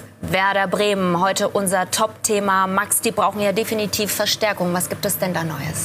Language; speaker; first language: German; native; German